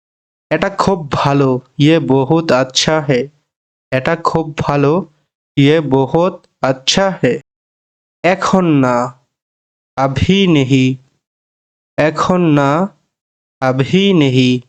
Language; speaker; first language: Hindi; non-native, learner; Bangla